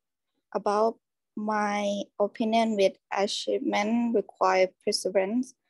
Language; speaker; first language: English; non-native, learner; Thai